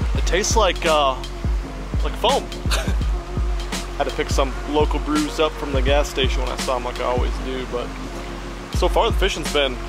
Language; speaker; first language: English; native; English